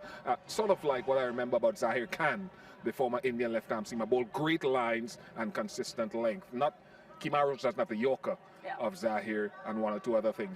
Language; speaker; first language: English; native; English